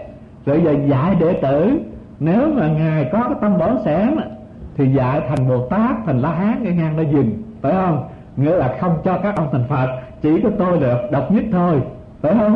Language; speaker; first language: Vietnamese; native; Vietnamese